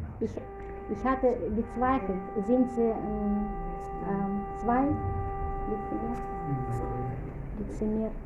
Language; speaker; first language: German; non-native, fluent; Russian